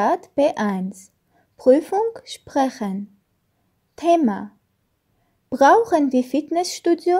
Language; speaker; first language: German; non-native, learner; Armenian